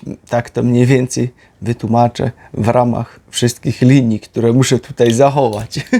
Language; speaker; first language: Polish; native; Polish